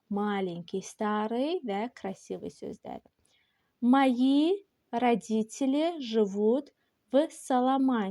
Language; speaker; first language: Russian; non-native, local second language; Azerbaijani